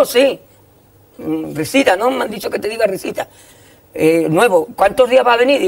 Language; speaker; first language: Spanish; native; Spanish